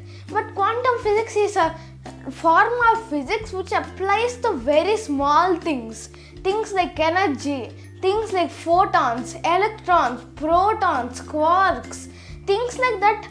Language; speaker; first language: English; early bilingual, other home language; Telugu